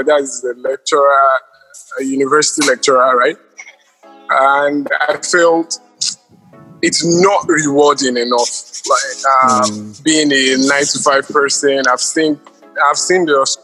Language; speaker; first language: English; non-native, local second language; Yoruba